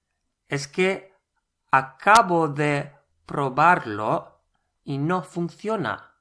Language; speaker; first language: Spanish; non-native, fluent; English